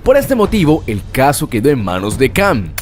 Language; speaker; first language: Spanish; native; Spanish